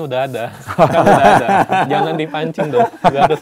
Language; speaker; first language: Indonesian; native; Indonesian